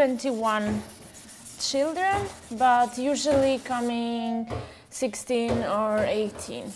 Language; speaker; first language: English; non-native, learner; Albanian